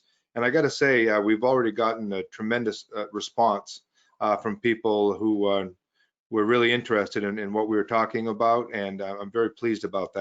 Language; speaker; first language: English; native; English